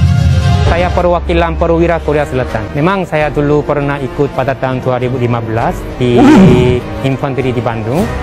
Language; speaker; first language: Indonesian; non-native, fluent; Korean